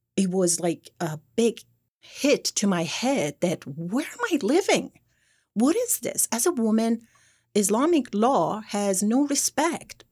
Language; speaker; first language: English; non-native, fluent; Persian